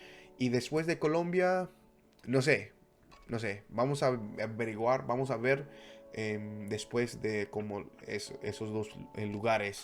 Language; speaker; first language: Spanish; non-native, fluent; English